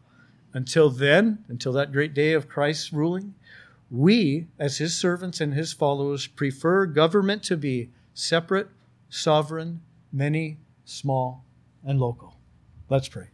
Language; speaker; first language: English; native; English